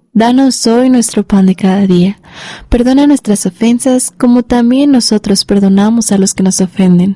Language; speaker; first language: Spanish; native; Spanish